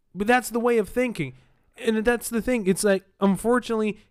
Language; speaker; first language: English; early bilingual, other home language; Arabic